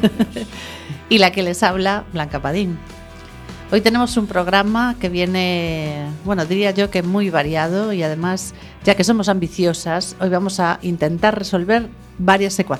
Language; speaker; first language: Spanish; native; Spanish